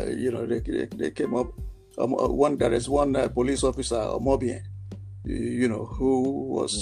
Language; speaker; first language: English; non-native, local second language; Yoruba